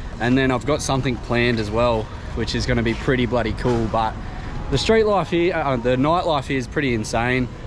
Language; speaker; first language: English; native; English